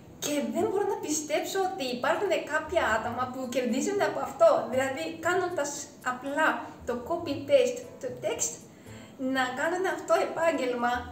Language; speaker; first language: Greek; non-native, fluent; Japanese